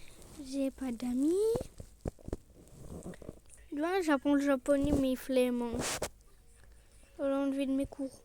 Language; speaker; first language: French; native; French